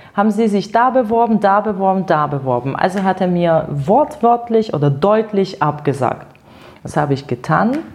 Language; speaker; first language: German; non-native, fluent; Russian